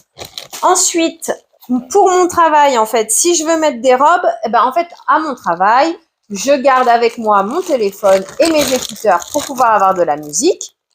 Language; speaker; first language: French; native; French